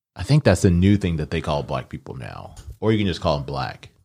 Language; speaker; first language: English; early bilingual, other home language; Yoruba